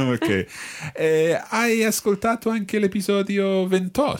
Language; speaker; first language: Italian; non-native, fluent; English